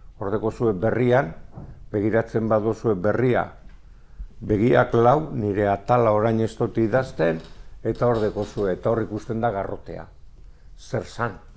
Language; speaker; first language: Basque; native; Basque